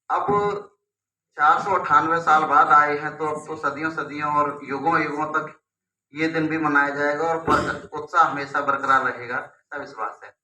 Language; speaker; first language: Hindi; non-native, local second language; Punjabi